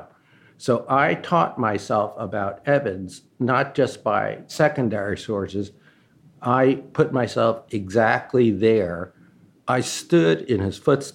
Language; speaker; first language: English; early bilingual, other home language; Chinese